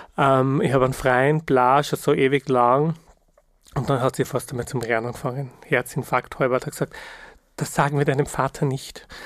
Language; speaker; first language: German; early bilingual, other home language; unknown